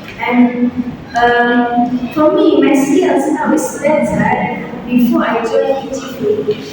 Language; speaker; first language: English; non-native, learner; Indonesian